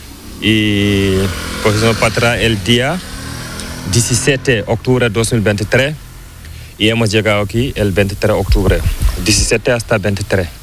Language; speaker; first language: Spanish; non-native, learner; Fula